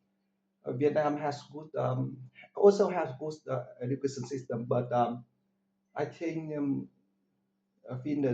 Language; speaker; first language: English; non-native, learner; Vietnamese